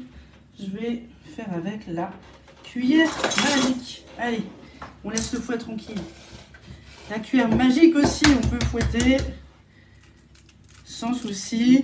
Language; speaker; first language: French; native; French